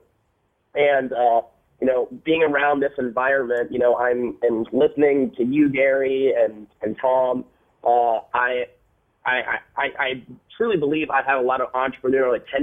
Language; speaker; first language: English; native; English